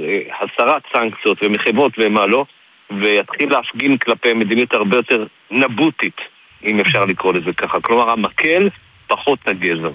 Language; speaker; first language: Hebrew; native; Hebrew